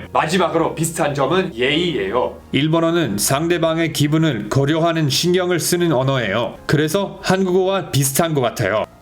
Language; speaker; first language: Korean; non-native, fluent; English